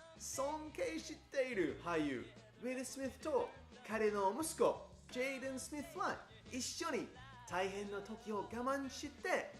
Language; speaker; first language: Japanese; non-native, fluent; English